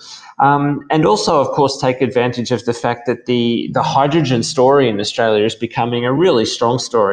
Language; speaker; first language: English; native; English